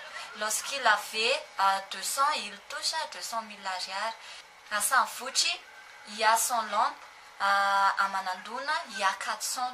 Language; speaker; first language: French; non-native, local second language; Malagasy